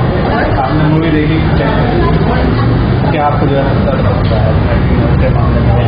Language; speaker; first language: Hindi; native; Hindi